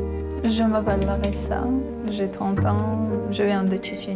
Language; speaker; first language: French; non-native, fluent; Chechen